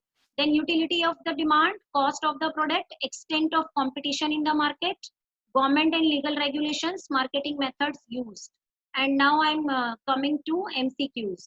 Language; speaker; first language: English; non-native, local second language; Hindi